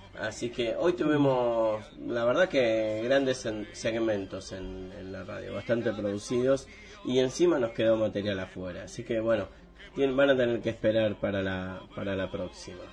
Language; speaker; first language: Spanish; native; Spanish